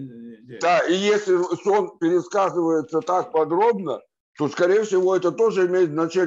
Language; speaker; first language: Russian; native; Russian